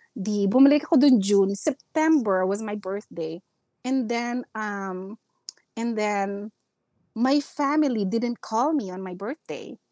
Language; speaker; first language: English; non-native, local second language; Filipino